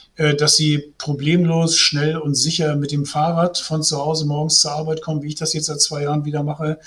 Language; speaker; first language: German; native; German